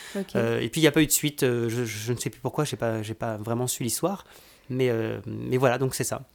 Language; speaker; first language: French; native; French